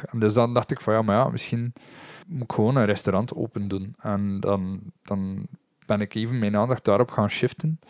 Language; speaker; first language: Dutch; native; Dutch